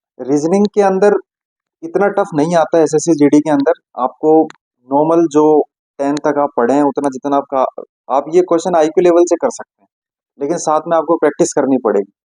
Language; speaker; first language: Hindi; native; Hindi